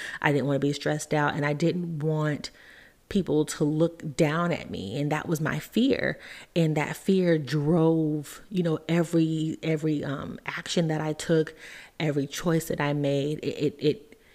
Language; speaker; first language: English; native; English